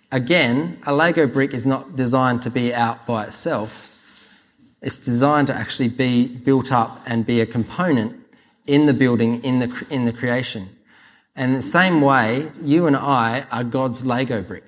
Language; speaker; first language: English; native; English